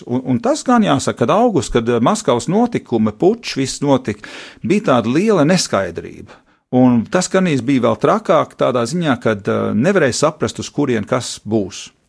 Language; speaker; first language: Latvian; early bilingual, heritage; Latvian